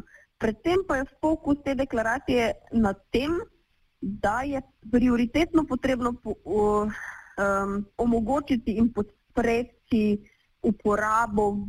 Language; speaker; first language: Slovenian; native; Slovenian